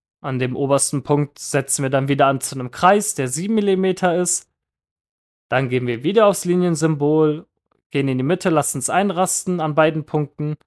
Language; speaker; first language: German; native; German